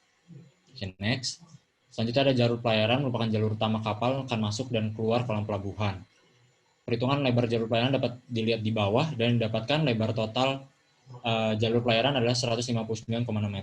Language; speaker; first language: Indonesian; native; Indonesian